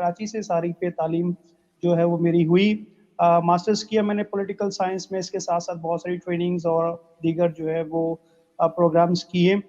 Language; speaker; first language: Urdu; non-native, local second language; Punjabi